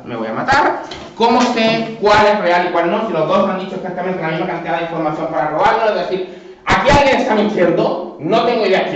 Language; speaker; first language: Spanish; native; Spanish